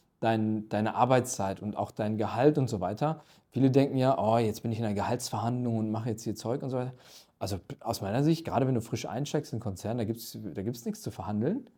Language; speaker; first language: German; early bilingual, other home language; Turkish